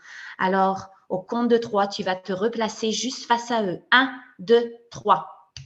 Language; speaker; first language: French; native; French